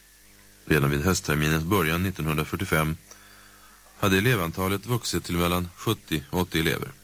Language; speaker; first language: Swedish; native; Swedish